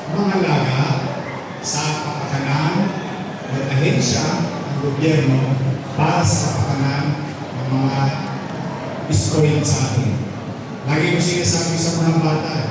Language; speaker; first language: Filipino; native; Filipino